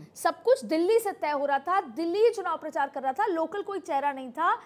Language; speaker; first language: Hindi; native; Hindi